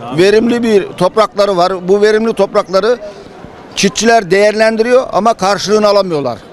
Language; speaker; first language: Turkish; native; Turkish